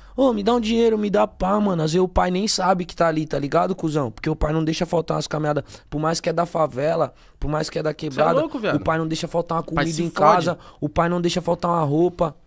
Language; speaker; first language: Portuguese; native; Portuguese